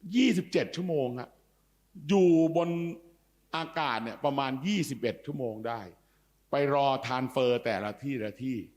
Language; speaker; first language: Thai; native; Thai